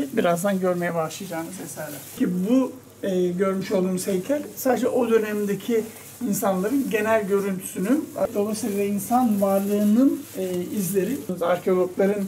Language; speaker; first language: Turkish; native; Turkish